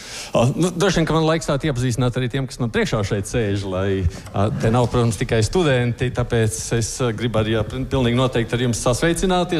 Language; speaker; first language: Latvian; native; Latvian